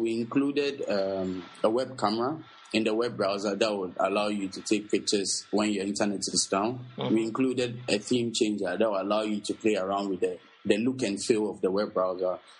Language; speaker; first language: English; non-native, local second language; Akan